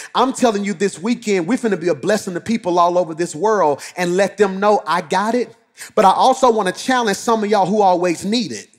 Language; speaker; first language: English; native; English